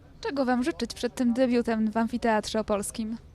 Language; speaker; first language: Polish; native; Polish